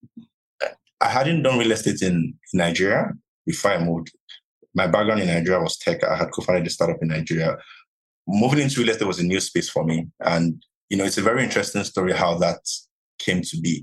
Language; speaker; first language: English; non-native, local second language; Yoruba